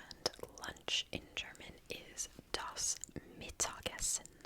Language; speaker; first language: German; non-native, learner; English